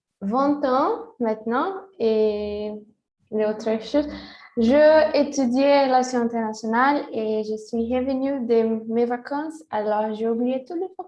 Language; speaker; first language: French; non-native, learner; Portuguese